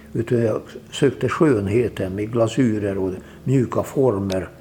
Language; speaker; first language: Swedish; non-native, fluent; Hungarian